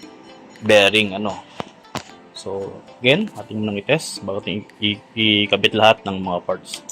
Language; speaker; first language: Filipino; native; Filipino